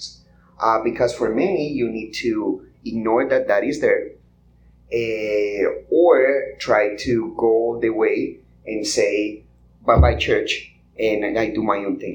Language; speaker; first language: English; non-native, fluent; Spanish